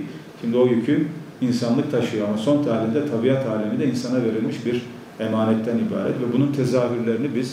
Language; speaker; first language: Turkish; native; Turkish